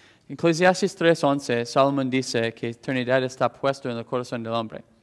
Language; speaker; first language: Spanish; non-native, fluent; English